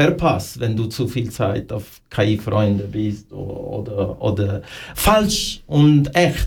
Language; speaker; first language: German; non-native, learner; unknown